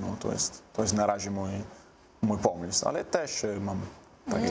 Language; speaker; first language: Polish; non-native, learner; Italian